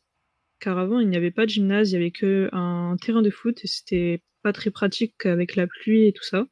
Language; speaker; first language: French; native; French